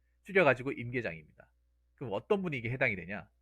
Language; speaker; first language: Korean; native; Korean